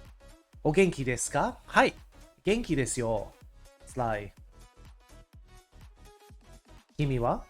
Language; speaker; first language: Japanese; non-native, learner; English